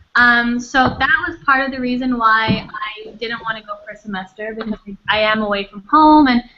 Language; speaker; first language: English; non-native, fluent; Thai